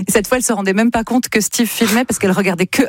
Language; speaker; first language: French; native; French